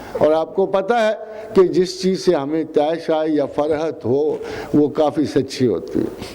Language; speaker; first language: Urdu; non-native, local second language; Punjabi